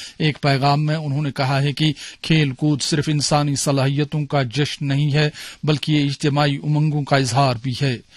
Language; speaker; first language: Urdu; non-native, local second language; Kashmiri